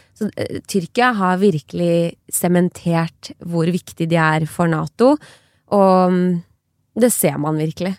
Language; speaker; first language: Norwegian; early bilingual, other home language; Persian